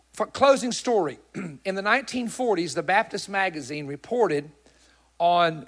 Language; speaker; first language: English; native; English